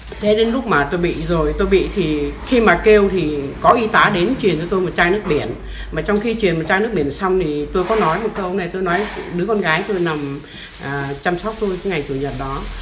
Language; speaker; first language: Vietnamese; non-native, local second language; Tày